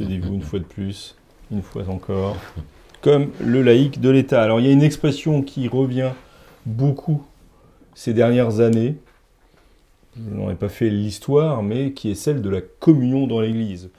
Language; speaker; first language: French; native; French